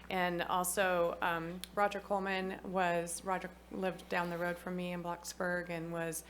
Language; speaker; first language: English; native; English